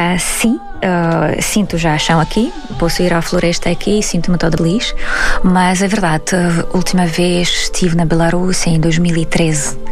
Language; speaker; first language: Portuguese; non-native, fluent; Belarusian